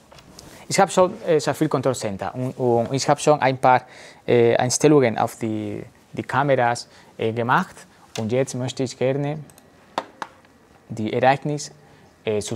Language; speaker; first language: German; non-native, learner; Spanish